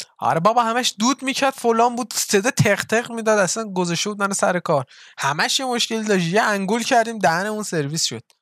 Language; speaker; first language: Persian; early bilingual, heritage; Persian